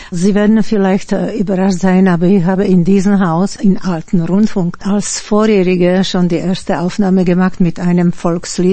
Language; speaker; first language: German; non-native, fluent; Slovak